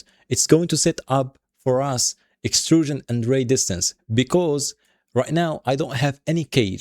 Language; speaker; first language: English; non-native, fluent; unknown